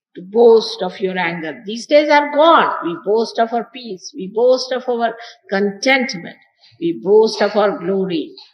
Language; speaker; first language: English; non-native, local second language; Marathi